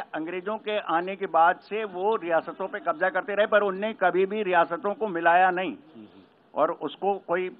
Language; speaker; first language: Hindi; native; Hindi